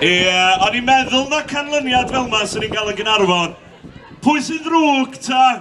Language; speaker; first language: Welsh; native; Welsh